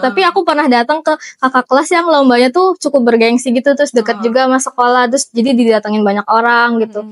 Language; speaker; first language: Indonesian; native; Indonesian